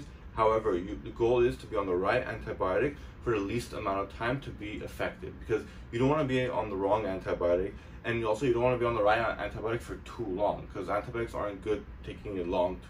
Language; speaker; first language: English; native; English